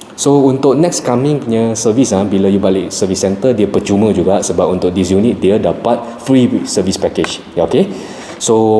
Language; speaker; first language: Malay; non-native, local second language; Chinese